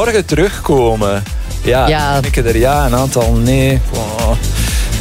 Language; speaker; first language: Dutch; native; Dutch